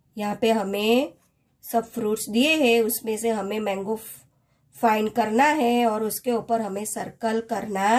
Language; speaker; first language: Hindi; non-native, local second language; Gujarati